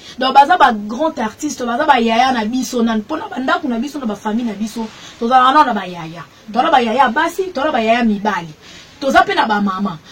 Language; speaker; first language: Lingala; native; Lingala